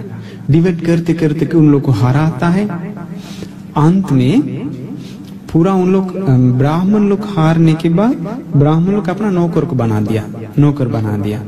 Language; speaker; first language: Hindi; non-native, fluent; Sinhala